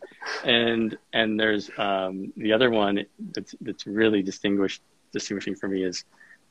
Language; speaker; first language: English; native; English